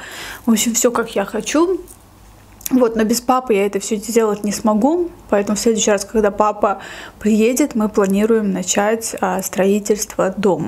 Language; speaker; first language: Russian; native; Russian